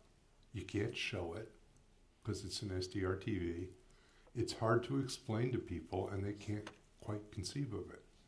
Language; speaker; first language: English; native; English